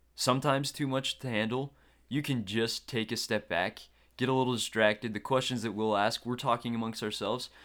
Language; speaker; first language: English; native; English